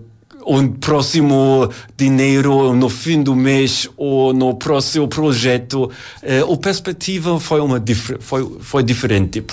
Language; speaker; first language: Portuguese; non-native, learner; German